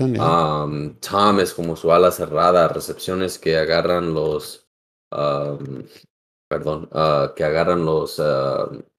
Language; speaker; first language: Spanish; early bilingual, heritage; Spanish